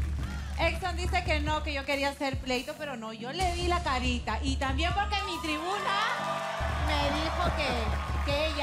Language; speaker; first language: Spanish; native; Spanish